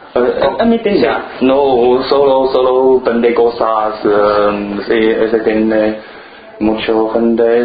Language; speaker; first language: Spanish; non-native, learner; Chinese